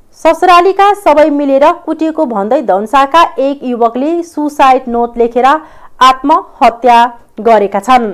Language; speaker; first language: Nepali; non-native, local second language; Maithili